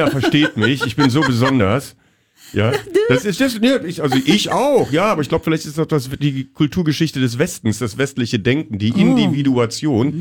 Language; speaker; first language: German; native; German